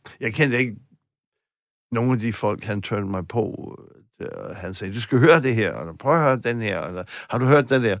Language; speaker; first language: Danish; non-native, fluent; English